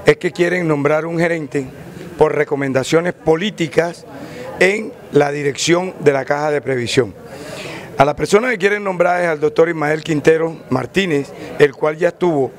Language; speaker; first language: Spanish; native; Spanish